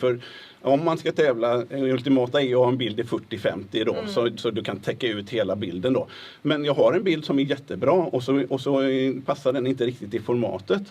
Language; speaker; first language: Swedish; native; Swedish